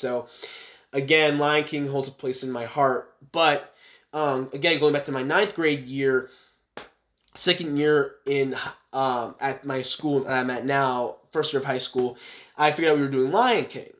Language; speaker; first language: English; native; English